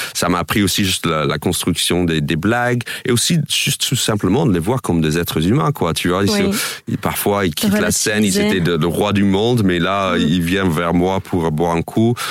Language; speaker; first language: French; non-native, fluent; English